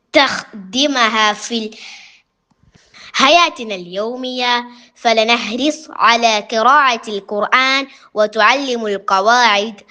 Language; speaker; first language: Arabic; non-native, learner; Malayalam